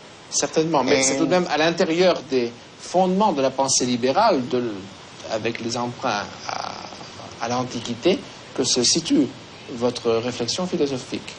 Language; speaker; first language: French; native; French